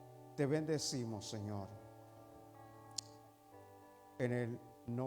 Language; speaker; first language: Spanish; native; Spanish